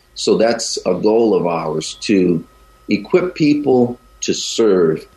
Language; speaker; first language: English; native; English